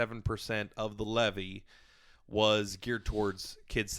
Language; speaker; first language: English; native; English